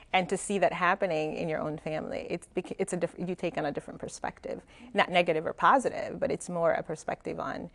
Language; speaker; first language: English; non-native, fluent; Spanish